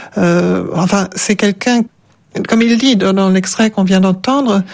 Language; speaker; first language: French; non-native, fluent; German